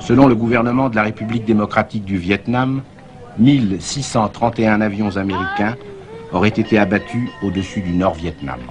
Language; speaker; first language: French; native; French